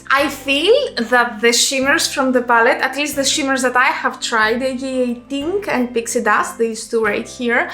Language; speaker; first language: English; non-native, fluent; Greek